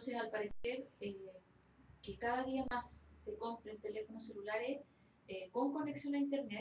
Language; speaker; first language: Spanish; native; Spanish